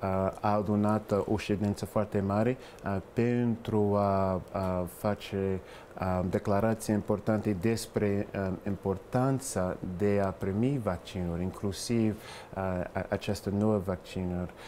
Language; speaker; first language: Romanian; non-native, fluent; English